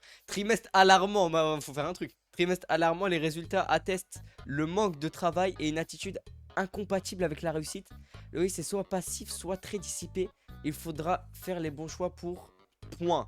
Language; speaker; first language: French; native; French